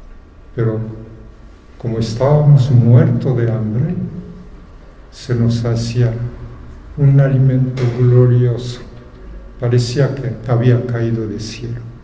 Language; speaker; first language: Spanish; non-native, fluent; Japanese